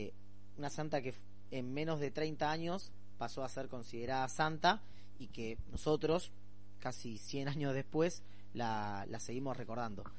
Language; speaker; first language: Spanish; native; Spanish